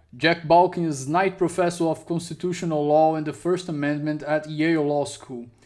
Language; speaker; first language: English; non-native, fluent; Portuguese